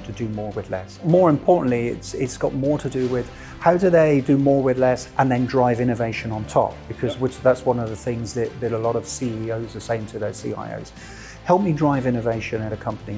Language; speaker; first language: English; native; English